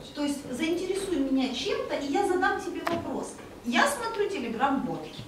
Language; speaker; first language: Russian; native; Russian